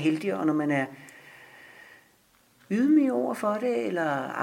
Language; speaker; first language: Danish; native; Danish